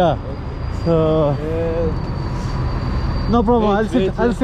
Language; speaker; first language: English; non-native, learner; Hindi